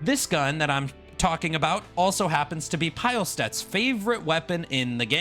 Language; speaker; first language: English; native; English